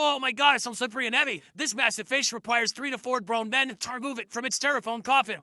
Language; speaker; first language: English; native; English